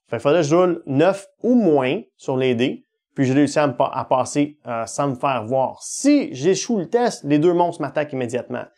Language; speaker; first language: French; native; French